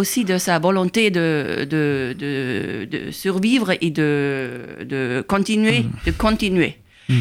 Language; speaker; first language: French; non-native, fluent; German